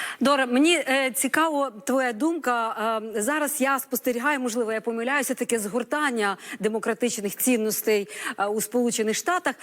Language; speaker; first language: Ukrainian; native; Ukrainian